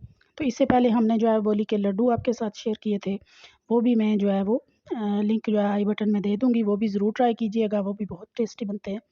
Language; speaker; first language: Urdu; non-native, local second language; Pahari-Potwari